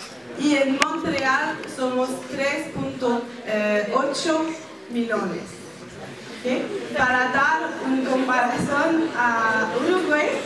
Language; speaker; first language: Spanish; non-native, fluent; French